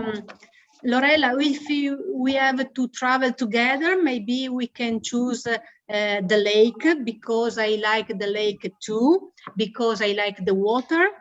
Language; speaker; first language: English; non-native, learner; Italian